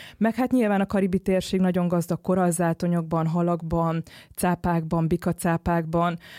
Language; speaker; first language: Hungarian; native; Hungarian